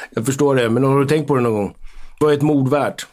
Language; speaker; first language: Swedish; native; Swedish